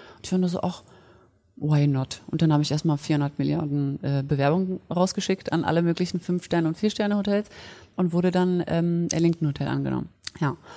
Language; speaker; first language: German; early bilingual, other home language; Polish